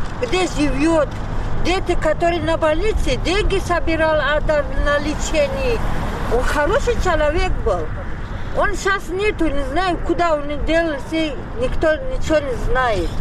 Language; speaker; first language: Russian; non-native, learner; Tajik